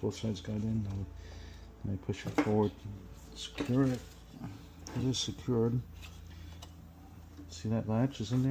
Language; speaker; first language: English; native; English